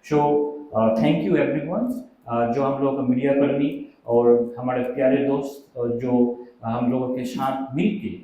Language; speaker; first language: Hindi; non-native, local second language; Bangla